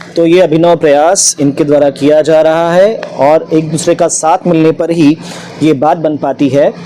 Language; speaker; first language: Hindi; native; Hindi